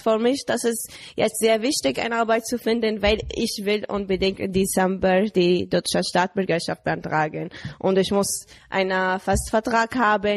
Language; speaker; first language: German; non-native, learner; Arabic